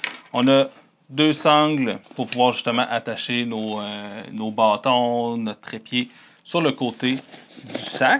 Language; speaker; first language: French; native; French